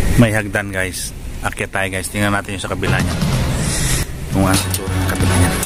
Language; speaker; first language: Filipino; non-native, local second language; Cebuano